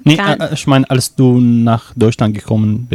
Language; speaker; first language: German; non-native, learner; Arabic